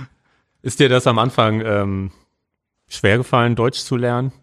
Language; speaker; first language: German; native; German